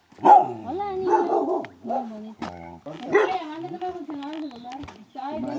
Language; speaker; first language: Spanish; native; Spanish